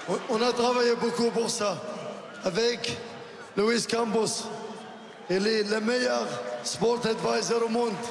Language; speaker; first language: French; non-native, learner; Arabic